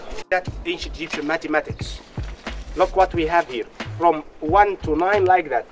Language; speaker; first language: English; non-native, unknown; Arabic